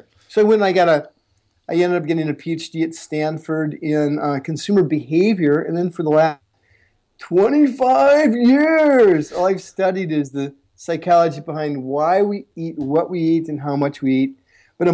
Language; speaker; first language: English; native; English